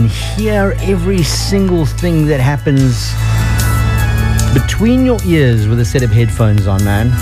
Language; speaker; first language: English; native; English